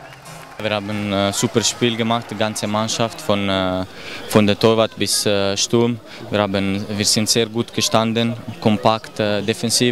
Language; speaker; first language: German; non-native, fluent; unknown